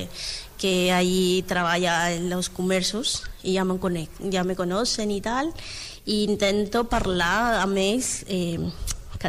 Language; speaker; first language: Catalan; non-native, learner; Spanish